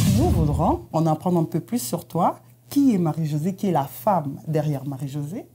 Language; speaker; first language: French; native; French